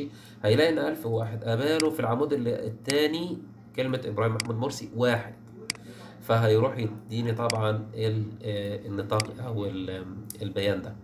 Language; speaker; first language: Arabic; native; Arabic